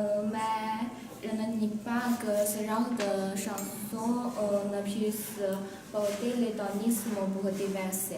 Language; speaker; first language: French; non-native, learner; Chinese